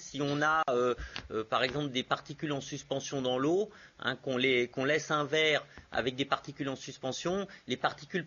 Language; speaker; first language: French; native; French